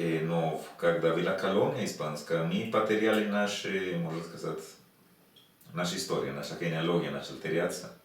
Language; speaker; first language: Russian; non-native, learner; Spanish